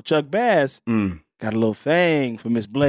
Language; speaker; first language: English; native; English